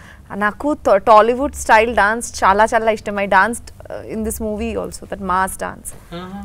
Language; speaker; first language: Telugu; non-native, learner; Bangla